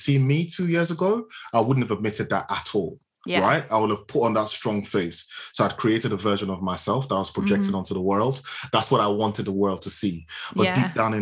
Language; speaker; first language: English; non-native, local second language; Yoruba